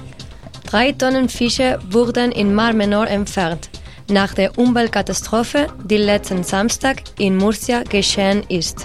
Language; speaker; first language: German; non-native, learner; Spanish